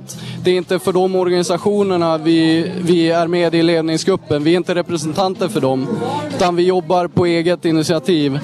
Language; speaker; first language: Swedish; native; Swedish